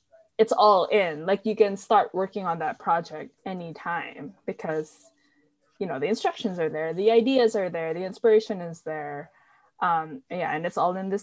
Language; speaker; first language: English; non-native, local second language; Filipino